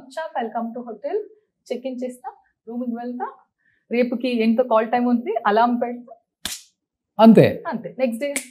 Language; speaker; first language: Telugu; non-native, learner; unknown